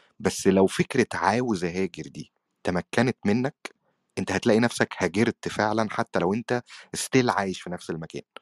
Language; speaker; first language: Arabic; native; Arabic